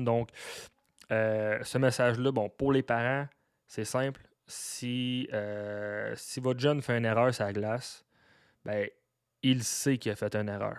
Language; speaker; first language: French; native; French